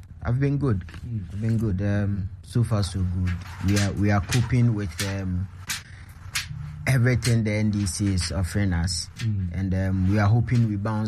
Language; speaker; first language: English; non-native, local second language; Akan